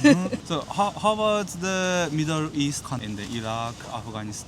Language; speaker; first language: English; non-native, learner; Japanese